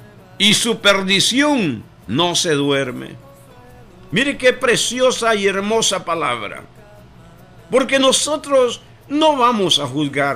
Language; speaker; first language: Spanish; native; Spanish